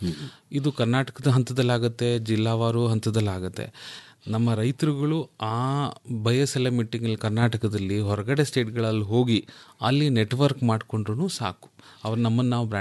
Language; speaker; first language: Kannada; native; Kannada